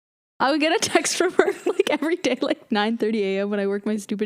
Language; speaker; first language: English; native; English